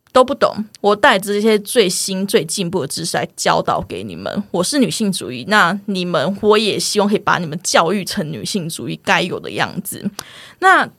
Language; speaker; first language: Chinese; non-native, local second language; Min Nan Chinese